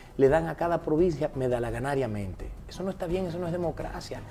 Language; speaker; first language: Spanish; early bilingual, heritage; Spanish